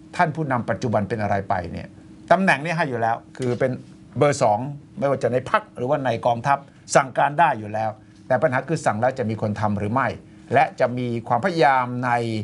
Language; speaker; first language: Thai; native; Thai